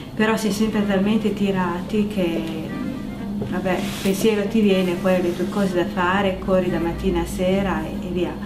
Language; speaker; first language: Italian; native; Italian